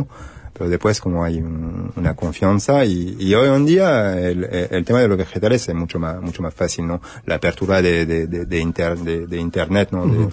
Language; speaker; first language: Spanish; non-native, fluent; French